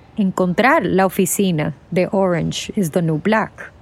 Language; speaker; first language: Spanish; native; Spanish